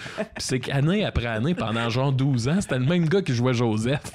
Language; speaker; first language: French; native; French